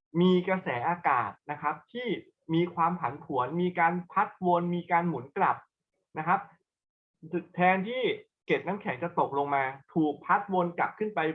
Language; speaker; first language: Thai; native; Thai